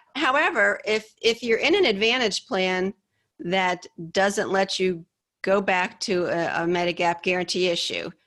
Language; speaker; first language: English; native; English